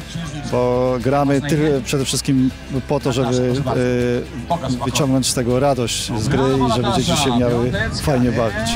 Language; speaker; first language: Polish; native; Polish